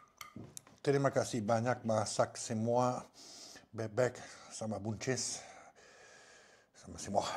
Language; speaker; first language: Indonesian; non-native, learner; French